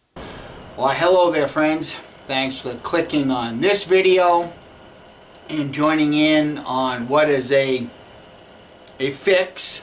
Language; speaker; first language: English; native; English